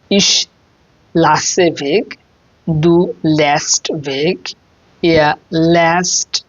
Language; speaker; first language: German; non-native, fluent; Bangla